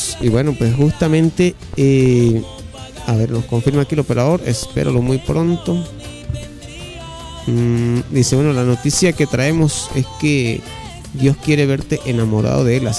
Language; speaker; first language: Spanish; native; Spanish